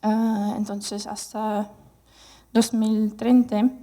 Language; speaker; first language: Spanish; non-native, fluent; Russian